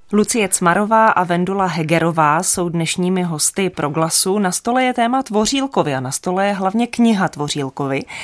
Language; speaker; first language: Czech; native; Czech